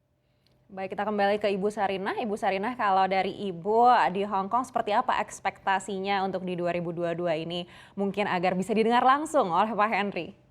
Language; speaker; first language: Indonesian; native; Indonesian